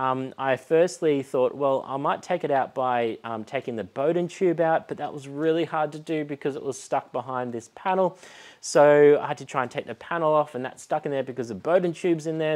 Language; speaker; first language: English; native; English